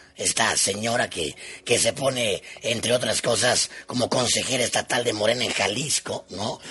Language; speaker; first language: Spanish; native; Spanish